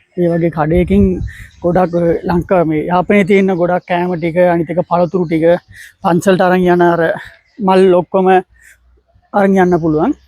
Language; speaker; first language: Sinhala; non-native, local second language; Tamil